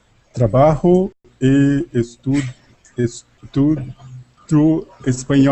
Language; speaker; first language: Spanish; non-native, learner; Portuguese